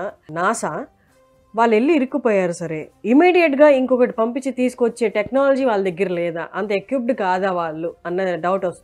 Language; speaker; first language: Telugu; native; Telugu